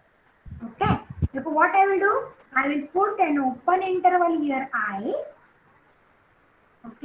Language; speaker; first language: English; non-native, local second language; Marathi